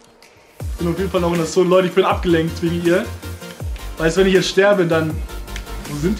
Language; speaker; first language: German; native; German